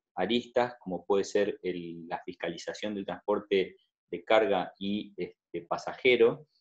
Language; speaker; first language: Spanish; native; Spanish